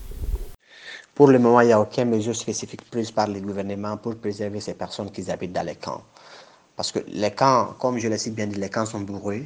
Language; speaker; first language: French; non-native, local second language; Bambara